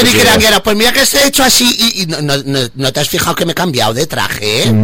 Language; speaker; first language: Spanish; native; Spanish